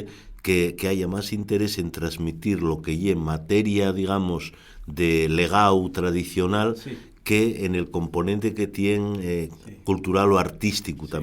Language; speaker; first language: Spanish; native; Spanish